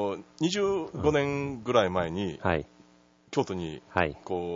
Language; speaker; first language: Japanese; native; Japanese